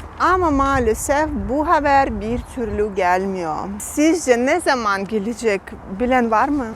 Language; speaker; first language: Turkish; non-native, fluent; Russian